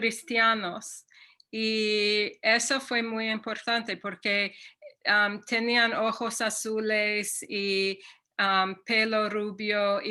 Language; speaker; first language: Spanish; non-native, fluent; English